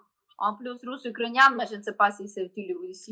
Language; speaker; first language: French; non-native, learner; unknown